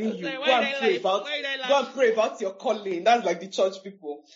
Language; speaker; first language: English; non-native, local second language; Igbo